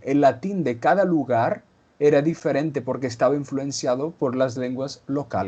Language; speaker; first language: Spanish; non-native, fluent; Portuguese